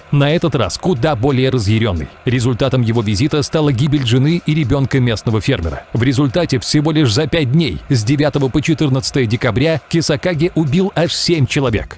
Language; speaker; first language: Russian; native; Russian